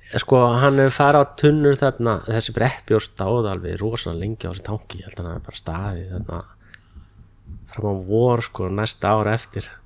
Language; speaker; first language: Icelandic; non-native, fluent; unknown